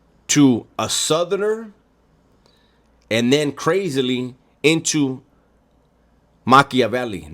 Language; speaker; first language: English; native; English